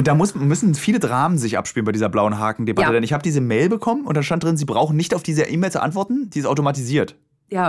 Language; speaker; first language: German; native; German